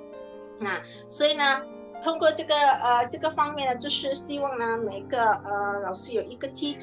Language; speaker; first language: Chinese; non-native, fluent; Indonesian